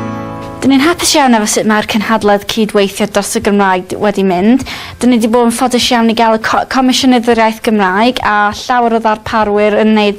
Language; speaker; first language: Welsh; native; Welsh